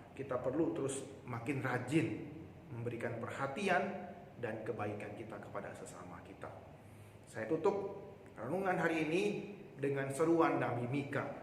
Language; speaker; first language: Indonesian; native; Indonesian